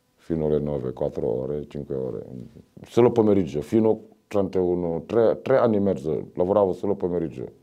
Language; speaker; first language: Italian; non-native, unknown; Wolof